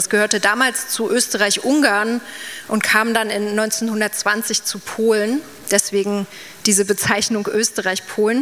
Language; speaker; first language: German; native; German